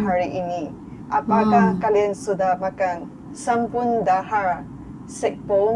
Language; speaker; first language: Indonesian; non-native, fluent; Chinese